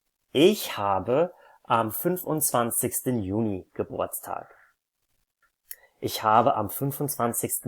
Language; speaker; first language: German; non-native, fluent; English